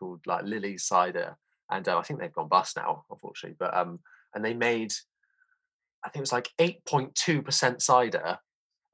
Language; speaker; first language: English; native; English